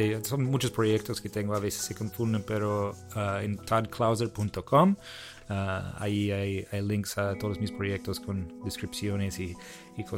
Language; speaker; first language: Spanish; non-native, fluent; English